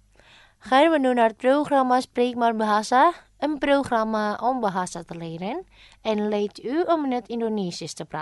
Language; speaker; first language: Dutch; non-native, learner; Indonesian